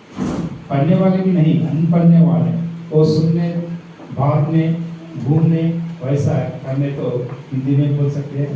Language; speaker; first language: Hindi; non-native, local second language; Telugu